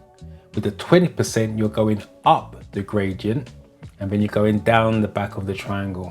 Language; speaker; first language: English; native; English